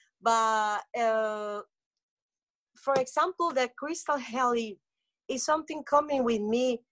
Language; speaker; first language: English; non-native, learner; Spanish